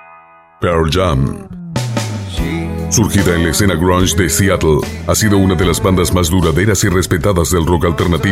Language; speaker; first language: Spanish; native; Spanish